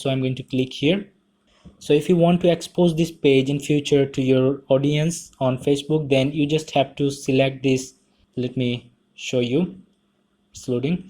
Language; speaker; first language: English; non-native, fluent; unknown